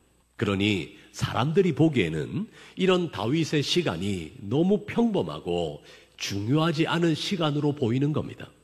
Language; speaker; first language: Korean; native; Korean